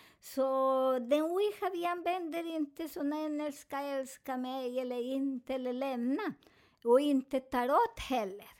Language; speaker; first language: Swedish; non-native, fluent; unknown